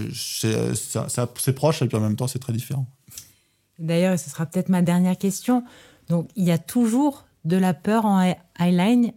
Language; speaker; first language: French; native; French